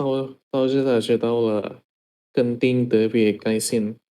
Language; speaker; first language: Chinese; non-native, learner; Indonesian